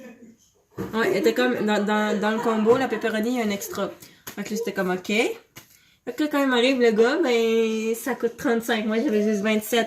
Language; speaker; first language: French; native; French